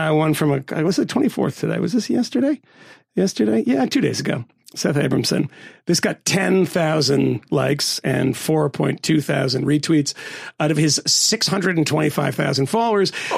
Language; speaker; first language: English; native; English